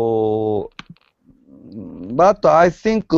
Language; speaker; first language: English; non-native, learner; Japanese